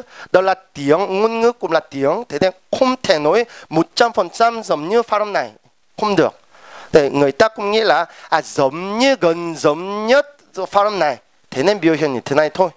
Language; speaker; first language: Vietnamese; non-native, fluent; Korean